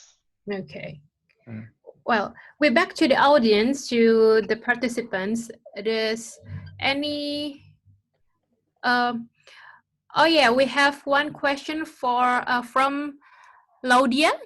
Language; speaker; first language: English; non-native, local second language; Indonesian